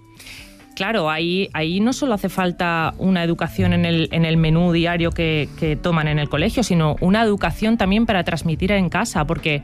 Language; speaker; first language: Spanish; native; Spanish